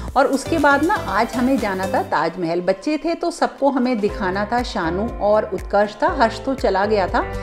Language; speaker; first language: Hindi; native; Hindi